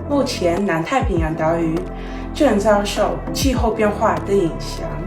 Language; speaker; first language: Chinese; non-native, learner; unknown